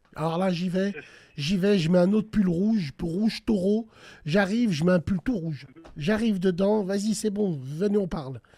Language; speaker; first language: French; early bilingual, other home language; Arabic